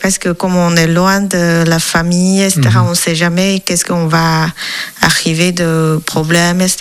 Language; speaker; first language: French; non-native, learner; Chinese